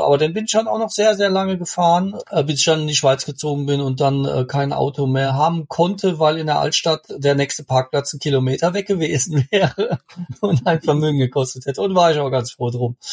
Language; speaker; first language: German; native; German